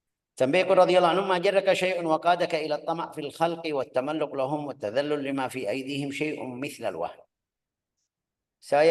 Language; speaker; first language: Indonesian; non-native, fluent; Arabic